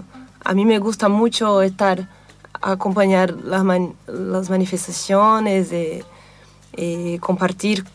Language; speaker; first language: Spanish; non-native, fluent; Portuguese